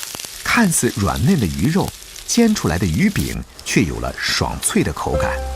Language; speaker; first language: Chinese; native; Chinese